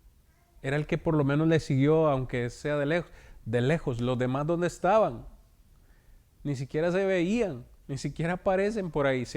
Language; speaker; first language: Spanish; native; Spanish